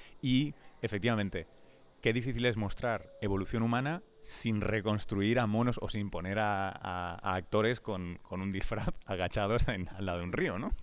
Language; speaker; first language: Spanish; native; Spanish